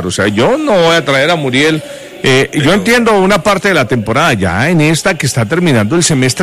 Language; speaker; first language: Spanish; native; Spanish